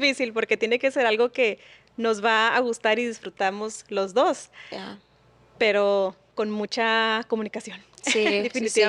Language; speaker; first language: Spanish; native; Spanish